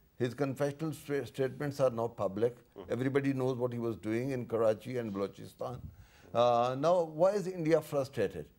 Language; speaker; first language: English; non-native, local second language; Urdu